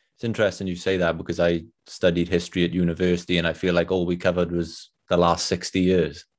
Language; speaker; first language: English; native; English